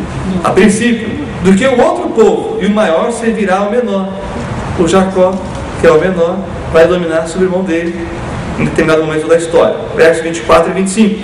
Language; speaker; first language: Portuguese; native; Portuguese